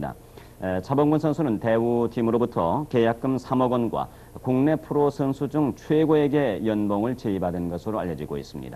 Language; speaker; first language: Korean; native; Korean